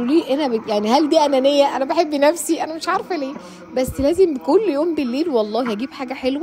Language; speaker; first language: Arabic; native; Arabic